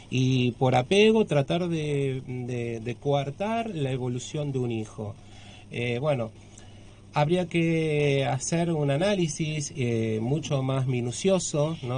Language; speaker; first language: Spanish; native; Spanish